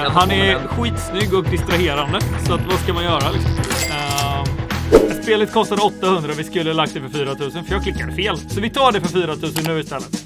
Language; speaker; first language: Swedish; native; Swedish